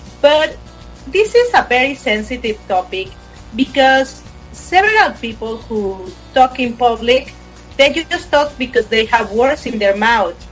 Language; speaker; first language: English; non-native, fluent; Spanish